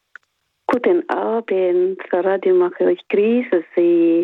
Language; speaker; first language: German; non-native, learner; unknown